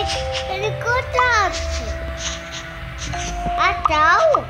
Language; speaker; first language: Portuguese; native; Portuguese